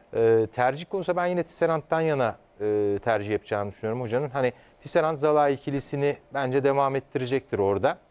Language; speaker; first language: Turkish; native; Turkish